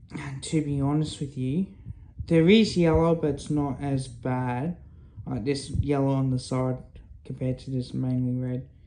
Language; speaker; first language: English; native; English